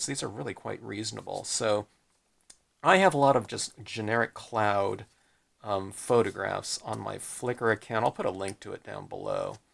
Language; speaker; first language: English; native; English